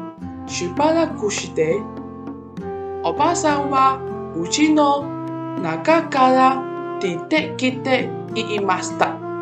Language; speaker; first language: Japanese; non-native, learner; Malay